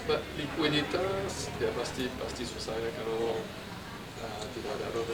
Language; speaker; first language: Indonesian; non-native, fluent; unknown